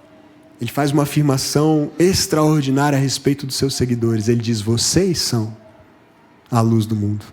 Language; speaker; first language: Portuguese; native; Portuguese